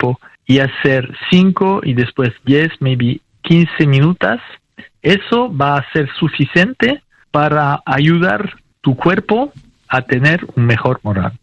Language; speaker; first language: Spanish; non-native, fluent; French